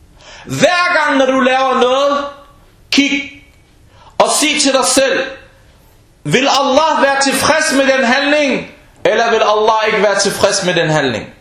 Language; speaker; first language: Danish; early bilingual, other home language; Arabic